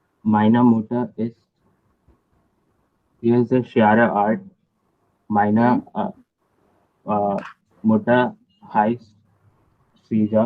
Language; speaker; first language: German; non-native, learner; Hindi